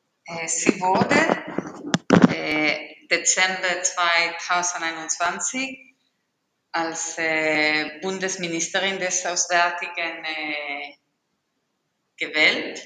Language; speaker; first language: German; non-native, fluent; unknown